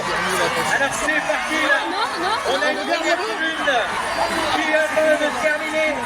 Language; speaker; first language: French; native; French